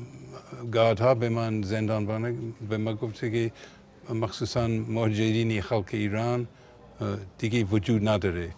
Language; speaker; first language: Persian; non-native, fluent; English